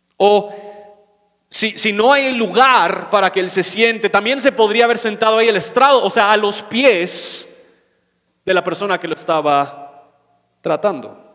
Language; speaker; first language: Spanish; non-native, fluent; English